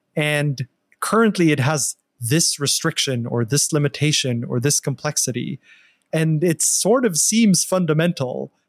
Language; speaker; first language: English; non-native, fluent; Norwegian